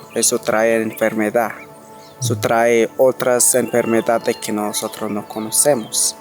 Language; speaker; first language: Spanish; non-native, local second language; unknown